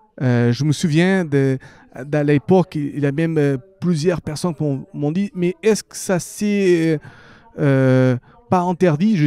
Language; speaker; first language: French; non-native, fluent; Portuguese